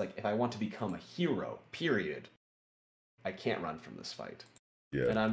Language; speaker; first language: English; native; English